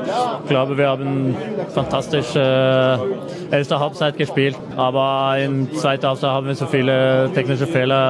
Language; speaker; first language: German; non-native, fluent; Norwegian